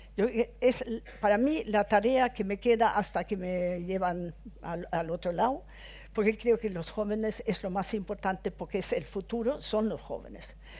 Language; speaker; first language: Spanish; non-native, fluent; Swedish